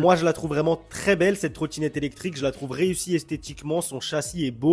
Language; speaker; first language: French; native; French